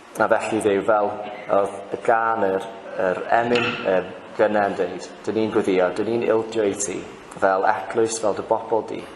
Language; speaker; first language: Welsh; native; Welsh